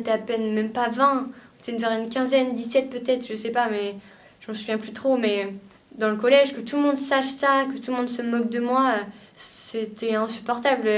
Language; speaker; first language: French; native; French